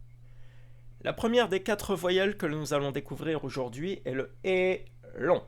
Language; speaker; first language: French; native; French